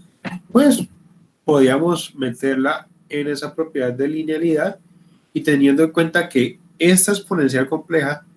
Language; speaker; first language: Spanish; native; Spanish